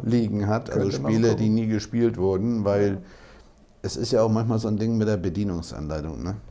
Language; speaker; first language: German; native; German